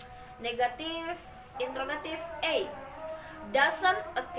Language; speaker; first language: English; non-native, learner; Indonesian